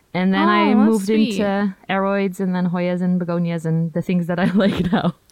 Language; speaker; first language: English; non-native, fluent; Dutch